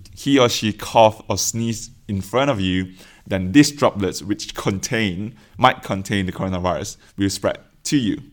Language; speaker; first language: English; non-native, local second language; Chinese